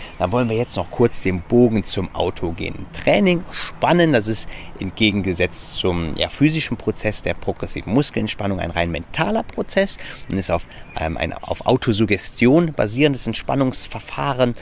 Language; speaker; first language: German; native; German